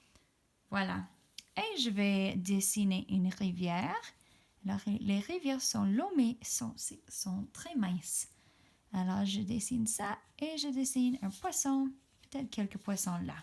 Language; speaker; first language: French; non-native, fluent; English